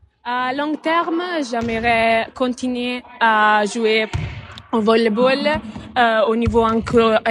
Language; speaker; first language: French; non-native, learner; Italian